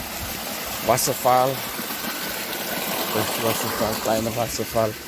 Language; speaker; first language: German; non-native, learner; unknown